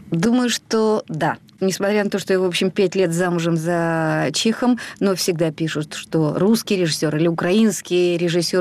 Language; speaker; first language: Russian; native; Russian